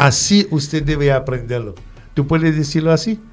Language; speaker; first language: Spanish; non-native, fluent; French